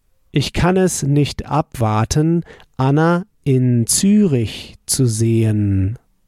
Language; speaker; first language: German; native; German